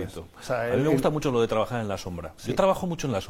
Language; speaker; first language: Spanish; native; Spanish